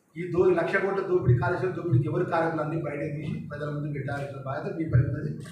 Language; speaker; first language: Telugu; native; Telugu